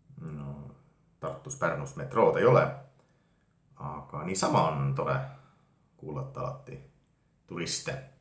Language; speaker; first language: Estonian; non-native, fluent; Finnish